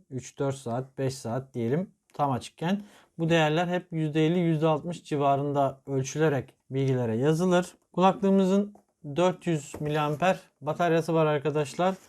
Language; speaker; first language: Turkish; native; Turkish